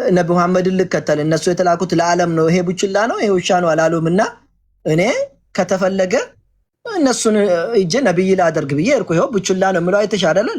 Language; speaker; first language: Amharic; non-native, local second language; Oromo